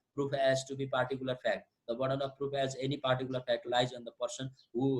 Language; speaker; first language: English; non-native, local second language; Nepali